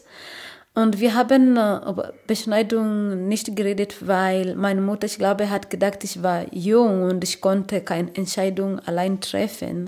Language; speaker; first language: German; non-native, learner; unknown